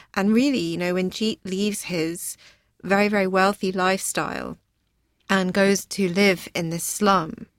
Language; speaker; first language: English; native; English